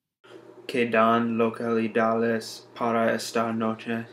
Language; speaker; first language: Spanish; non-native, learner; English